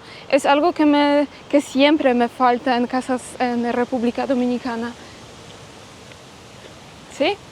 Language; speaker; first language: Spanish; non-native, fluent; Polish